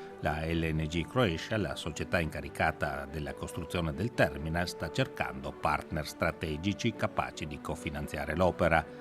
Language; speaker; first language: Italian; native; Italian